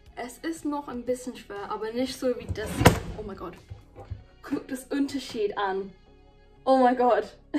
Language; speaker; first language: German; non-native, fluent; English